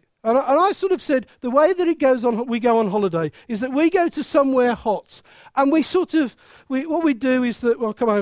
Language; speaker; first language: English; native; English